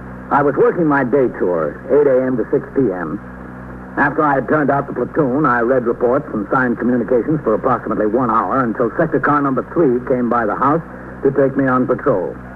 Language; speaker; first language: English; native; English